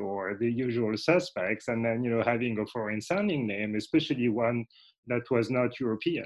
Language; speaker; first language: English; non-native, fluent; French